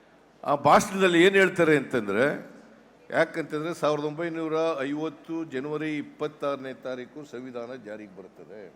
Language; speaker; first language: Kannada; native; Kannada